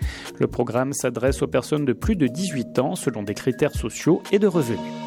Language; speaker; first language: French; native; French